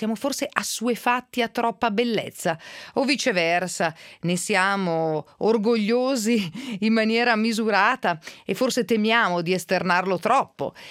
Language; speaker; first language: Italian; native; Italian